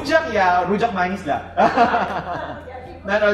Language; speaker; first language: Indonesian; non-native, learner; Filipino